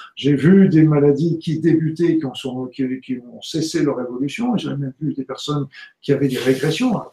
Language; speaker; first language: French; native; French